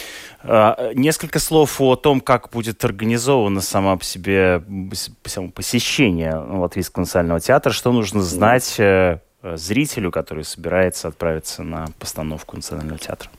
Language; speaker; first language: Russian; native; Russian